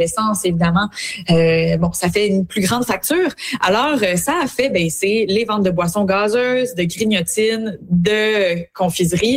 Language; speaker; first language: French; native; French